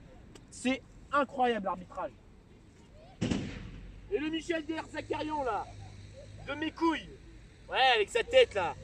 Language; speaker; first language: French; native; French